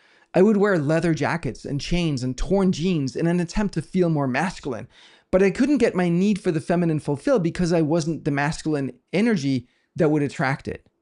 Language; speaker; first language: English; non-native, fluent; Danish